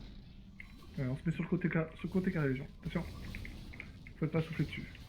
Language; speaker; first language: French; native; French